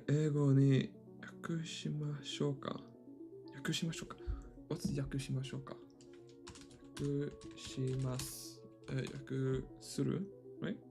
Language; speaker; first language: Japanese; non-native, learner; English